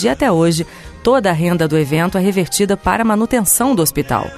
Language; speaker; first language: Portuguese; native; Portuguese